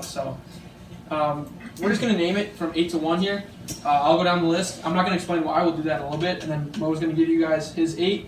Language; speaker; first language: English; native; English